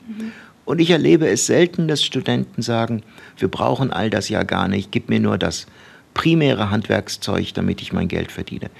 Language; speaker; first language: German; early bilingual, other home language; Turkish